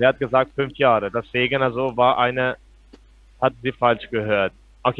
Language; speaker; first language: German; non-native, fluent; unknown